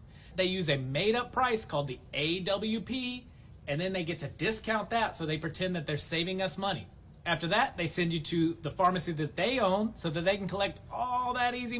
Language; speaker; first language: English; native; English